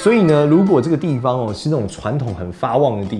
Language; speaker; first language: Chinese; native; Chinese